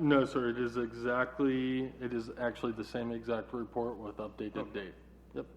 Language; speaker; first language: English; native; English